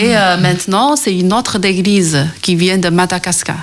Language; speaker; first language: French; non-native, fluent; Chinese